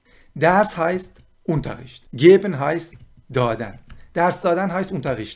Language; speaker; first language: German; non-native, fluent; Persian